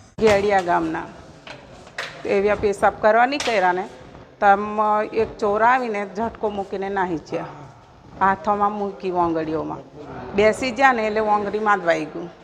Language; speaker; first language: Gujarati; non-native, local second language; Rathawi